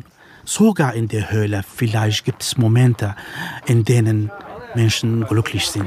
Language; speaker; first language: German; non-native, fluent; Kurdish